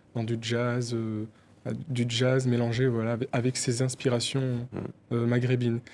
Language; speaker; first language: French; native; French